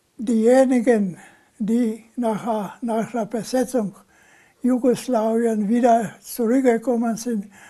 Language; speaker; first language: German; non-native, local second language; Slovenian